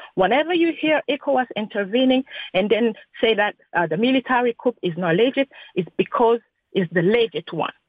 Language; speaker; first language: English; non-native, fluent; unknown